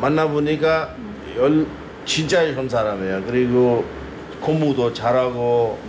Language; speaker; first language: Korean; non-native, fluent; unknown